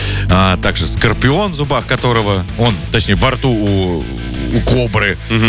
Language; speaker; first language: Russian; native; Russian